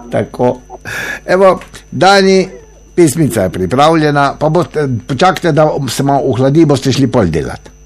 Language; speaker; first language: Slovenian; native; Slovenian